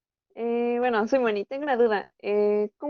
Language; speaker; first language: Spanish; native; Spanish